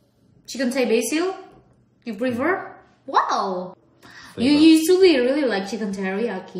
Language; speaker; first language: English; non-native, fluent; Indonesian